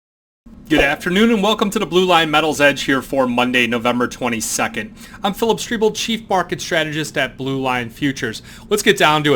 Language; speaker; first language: English; native; English